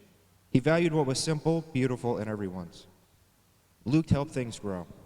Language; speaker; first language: English; native; English